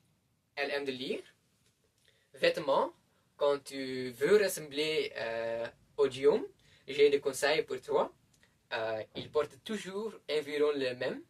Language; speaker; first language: French; non-native, learner; Dutch